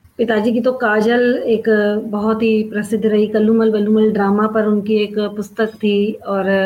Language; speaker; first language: Hindi; non-native, local second language; Sindhi